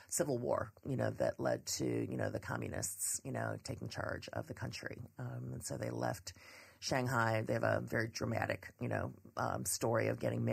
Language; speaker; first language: English; native; English